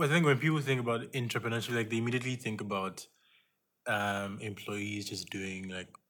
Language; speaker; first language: English; non-native, local second language; Yoruba